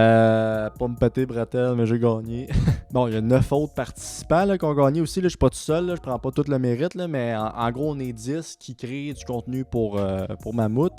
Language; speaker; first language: French; native; French